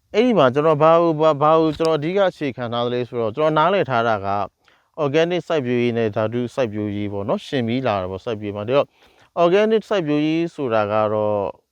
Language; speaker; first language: Burmese; native; Burmese